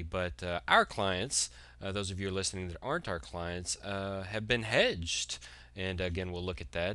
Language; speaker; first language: English; native; English